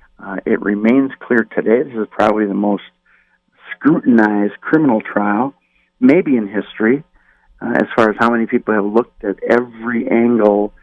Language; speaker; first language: English; native; English